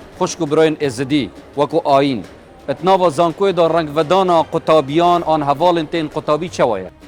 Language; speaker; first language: Kurdish; native; Kurdish